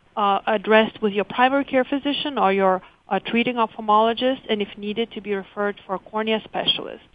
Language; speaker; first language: English; early bilingual, other home language; Lithuanian